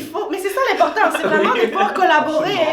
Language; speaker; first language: French; native; French